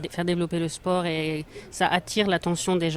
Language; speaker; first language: French; native; French